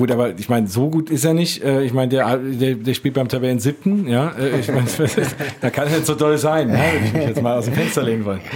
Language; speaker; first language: German; native; German